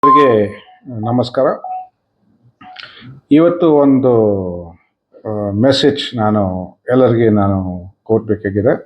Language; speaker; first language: Kannada; non-native, fluent; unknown